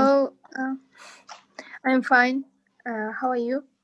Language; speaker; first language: English; non-native, learner; Russian